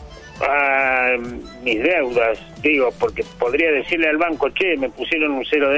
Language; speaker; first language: Spanish; native; Spanish